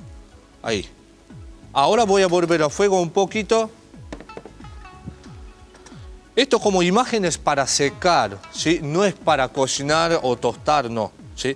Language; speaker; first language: Spanish; non-native, learner; Japanese